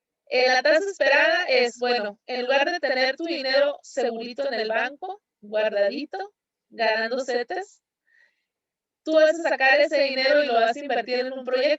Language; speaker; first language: Spanish; native; Spanish